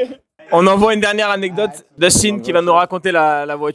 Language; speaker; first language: French; native; French